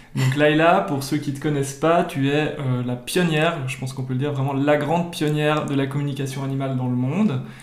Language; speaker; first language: French; native; French